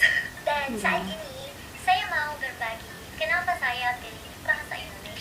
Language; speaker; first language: Indonesian; non-native, fluent; Filipino